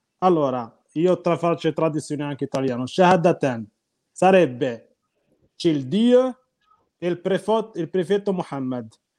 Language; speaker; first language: Italian; non-native, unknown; Arabic